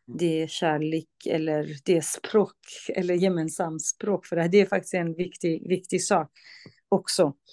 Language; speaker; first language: Swedish; non-native, fluent; Kurdish